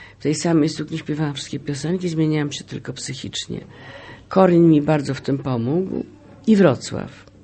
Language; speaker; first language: Polish; native; Polish